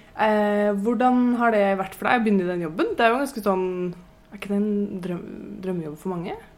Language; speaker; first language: Norwegian; native; Norwegian